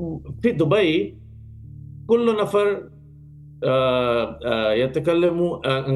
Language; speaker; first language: Arabic; non-native, learner; Urdu